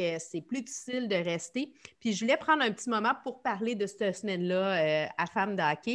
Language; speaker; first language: French; native; French